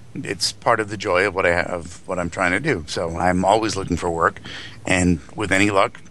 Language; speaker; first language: English; native; English